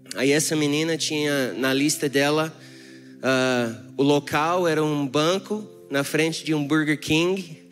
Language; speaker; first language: Portuguese; non-native, fluent; English